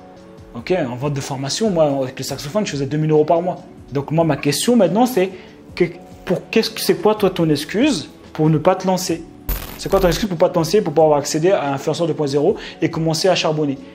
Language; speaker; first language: French; native; French